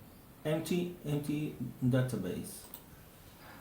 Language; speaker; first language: English; non-native, learner; Spanish